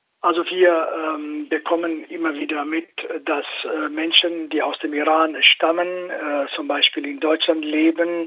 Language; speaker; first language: German; non-native, fluent; Kurdish